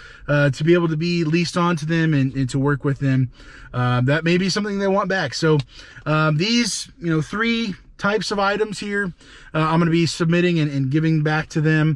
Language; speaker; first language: English; native; English